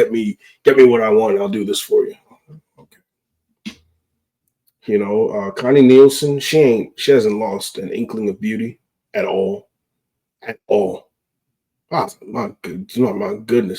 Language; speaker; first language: English; native; English